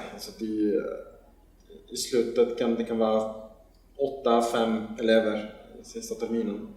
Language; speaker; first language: Swedish; non-native, fluent; Spanish